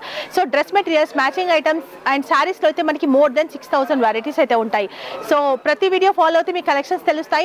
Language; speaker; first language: Telugu; native; Telugu